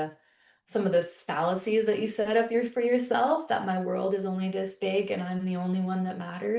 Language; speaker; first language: English; native; English